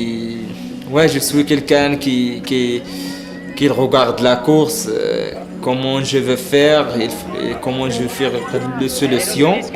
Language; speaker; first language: French; non-native, learner; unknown